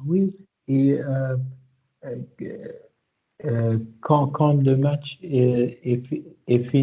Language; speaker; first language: French; non-native, learner; Arabic